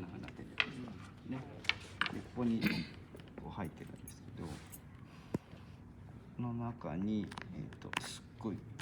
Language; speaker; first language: Japanese; native; Japanese